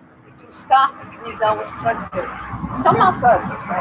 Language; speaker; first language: English; non-native, learner; French